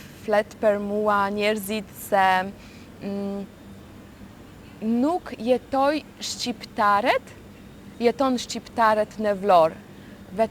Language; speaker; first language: Albanian; non-native, learner; Polish